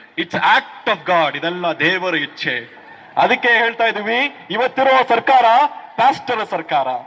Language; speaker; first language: Kannada; non-native, local second language; Tamil